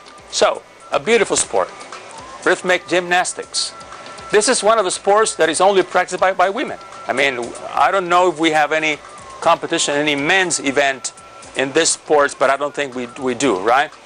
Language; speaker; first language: English; non-native, fluent; Spanish